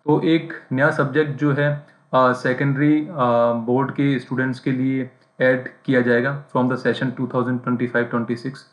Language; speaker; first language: Hindi; native; Hindi